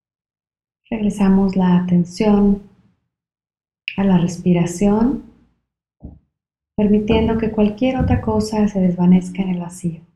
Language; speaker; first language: Spanish; native; Spanish